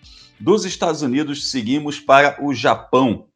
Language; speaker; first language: Portuguese; native; Portuguese